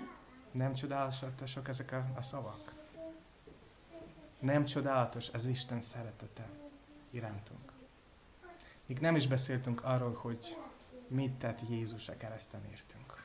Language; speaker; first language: Hungarian; non-native, fluent; English